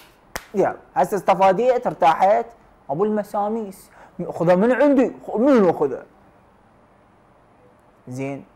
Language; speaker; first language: Arabic; native; Arabic